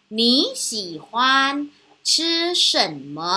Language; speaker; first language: Chinese; non-native, fluent; Thai